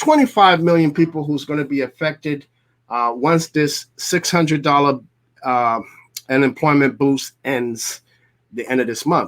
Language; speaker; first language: English; native; English